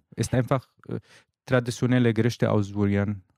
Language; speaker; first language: German; non-native, learner; Arabic